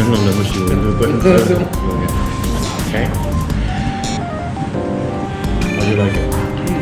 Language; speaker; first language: English; non-native, fluent; Khmer